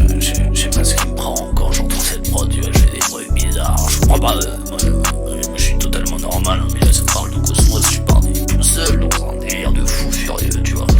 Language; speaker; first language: French; native; French